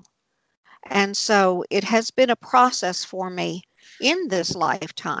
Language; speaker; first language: English; native; English